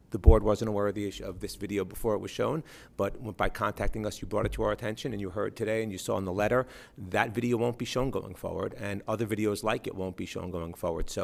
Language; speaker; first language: English; native; English